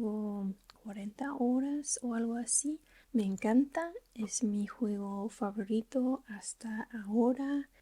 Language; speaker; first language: Spanish; non-native, learner; English